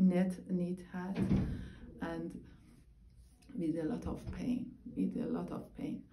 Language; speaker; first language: English; non-native, learner; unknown